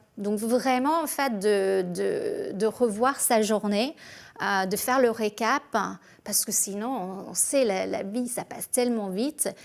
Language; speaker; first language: French; non-native, fluent; English